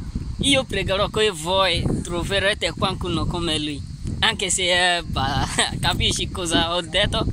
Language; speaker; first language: Italian; non-native, learner; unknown